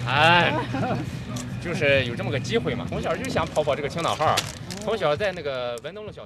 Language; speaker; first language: Chinese; native; Chinese